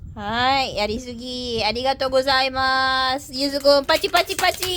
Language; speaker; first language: Japanese; non-native, learner; Filipino